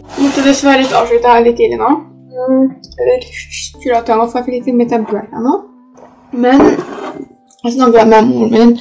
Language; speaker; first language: Norwegian; early bilingual, other home language; Polish